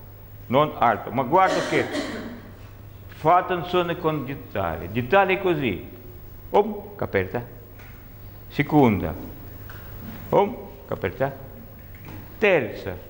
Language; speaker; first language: Italian; non-native, learner; Russian